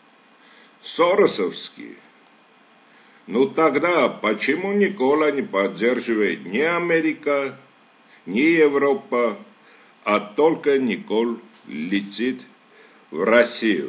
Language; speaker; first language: Russian; non-native, fluent; Armenian